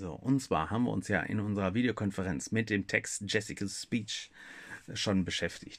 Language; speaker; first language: German; native; German